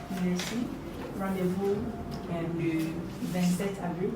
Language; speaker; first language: French; non-native, learner; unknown